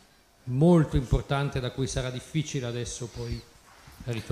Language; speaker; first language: Italian; native; Italian